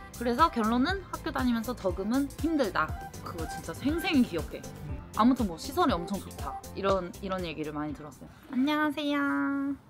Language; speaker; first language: Korean; native; Korean